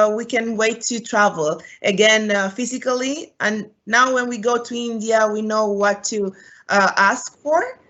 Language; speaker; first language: English; non-native, fluent; Romanian